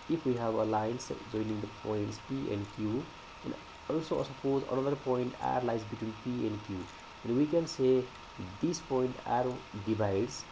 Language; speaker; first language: English; non-native, local second language; Nepali